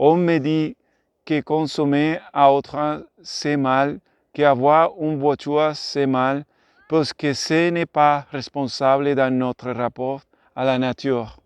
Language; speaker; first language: French; non-native, learner; Spanish